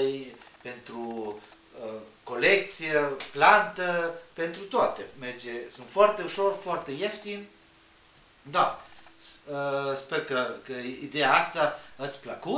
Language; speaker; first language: Romanian; non-native, learner; Spanish